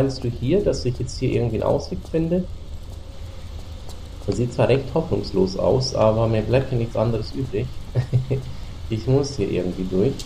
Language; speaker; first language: German; native; German